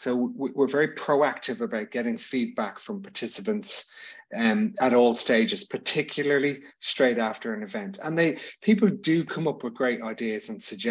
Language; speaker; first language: English; native; English